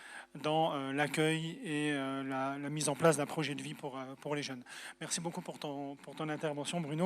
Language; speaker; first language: French; native; French